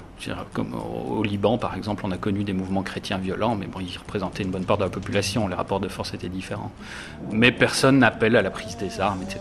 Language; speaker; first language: French; native; French